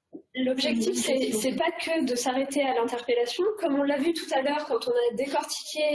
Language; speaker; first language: French; native; French